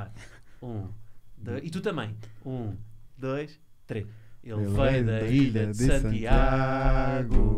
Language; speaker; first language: Portuguese; native; Portuguese